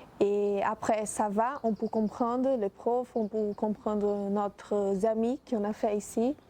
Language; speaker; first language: French; non-native, fluent; Portuguese